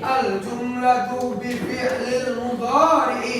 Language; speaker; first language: Arabic; non-native, learner; Indonesian